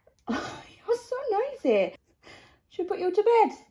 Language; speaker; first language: English; native; English